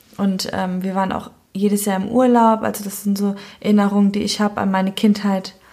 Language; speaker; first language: German; native; German